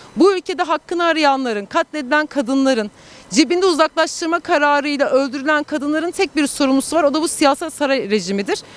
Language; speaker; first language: Turkish; native; Turkish